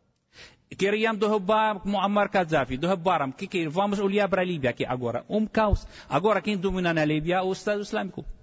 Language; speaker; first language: Portuguese; non-native, fluent; Arabic